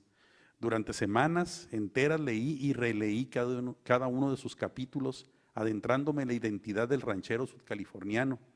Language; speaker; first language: Spanish; native; Spanish